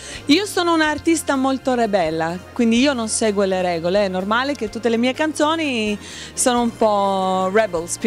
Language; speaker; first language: Italian; non-native, learner; Albanian